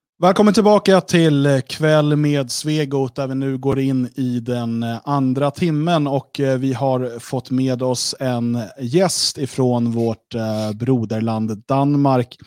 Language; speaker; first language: Swedish; native; Swedish